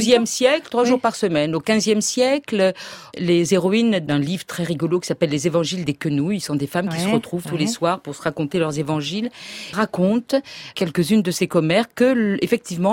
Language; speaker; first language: French; native; French